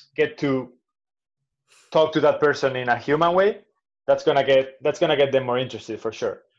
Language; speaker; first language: English; non-native, fluent; Spanish